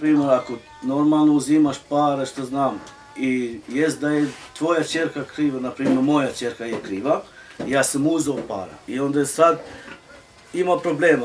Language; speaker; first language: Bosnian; non-native, local second language; Romany